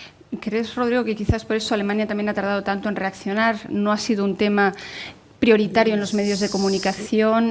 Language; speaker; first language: Spanish; native; Spanish